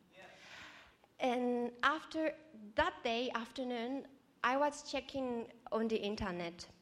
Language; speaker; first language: English; non-native, fluent; Japanese